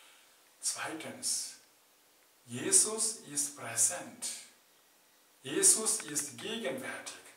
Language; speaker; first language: German; non-native, fluent; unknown